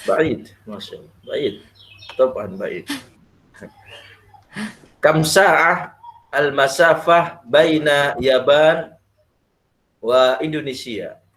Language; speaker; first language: Arabic; non-native, fluent; Indonesian